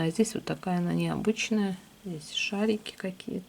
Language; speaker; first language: Russian; native; Russian